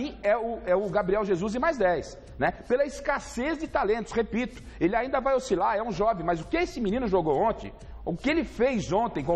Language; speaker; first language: Portuguese; native; Portuguese